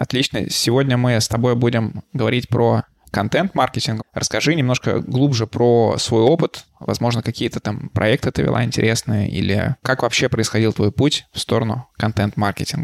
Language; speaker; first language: Russian; native; Russian